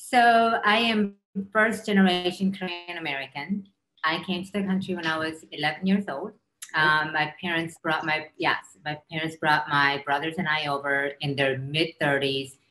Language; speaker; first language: English; early bilingual, other home language; Korean